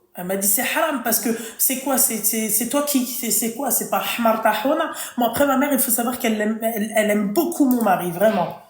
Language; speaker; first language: French; early bilingual, other home language; Arabic